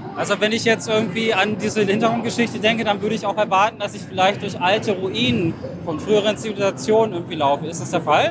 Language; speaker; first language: German; native; German